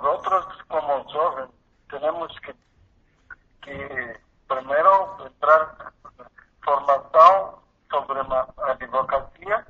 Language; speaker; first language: Spanish; non-native, learner; Portuguese